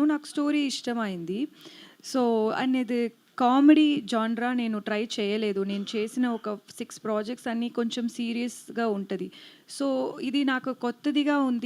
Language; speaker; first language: Telugu; non-native, learner; Tamil